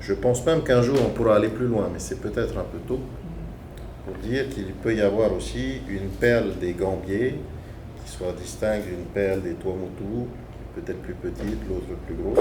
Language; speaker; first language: French; native; French